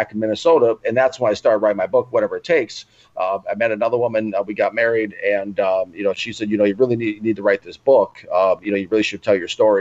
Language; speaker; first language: English; native; English